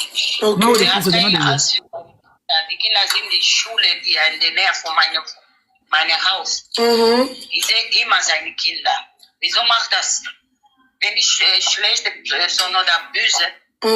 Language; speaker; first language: German; non-native, learner; Nigerian Pidgin